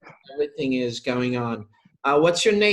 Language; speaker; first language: English; non-native, fluent; Arabic